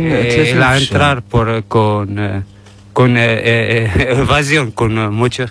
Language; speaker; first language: Spanish; non-native, learner; Arabic